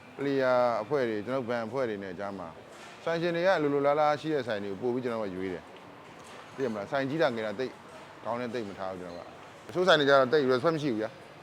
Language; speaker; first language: Burmese; native; Burmese